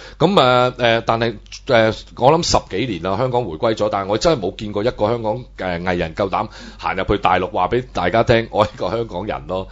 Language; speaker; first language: Cantonese; native; Cantonese